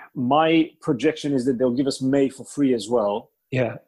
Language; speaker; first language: English; non-native, fluent; Bulgarian